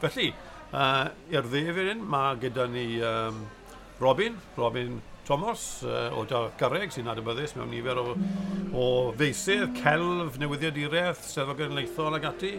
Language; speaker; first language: Welsh; native; Welsh